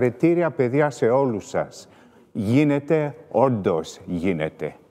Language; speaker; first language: Greek; early bilingual, heritage; Greek